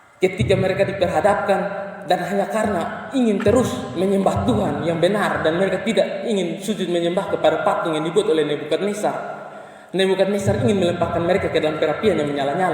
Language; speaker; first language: Indonesian; non-native, local second language; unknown